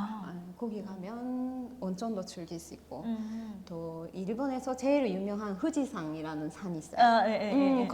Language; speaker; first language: Korean; non-native, fluent; Japanese